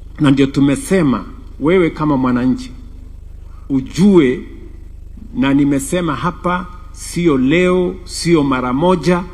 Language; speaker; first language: Swahili; non-native, local second language; Kalenjin